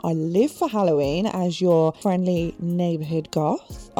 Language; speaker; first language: English; native; English